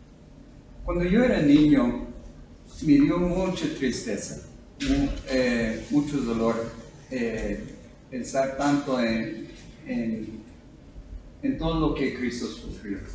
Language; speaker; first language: Spanish; non-native, fluent; English